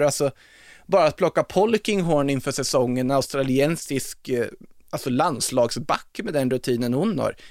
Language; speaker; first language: Swedish; native; Swedish